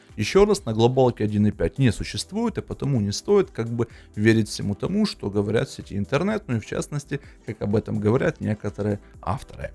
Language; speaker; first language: Russian; native; Russian